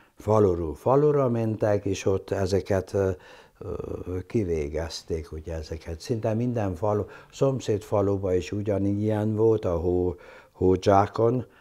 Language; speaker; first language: Hungarian; non-native, local second language; German